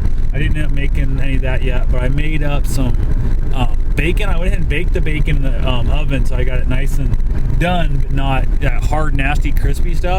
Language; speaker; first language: English; native; English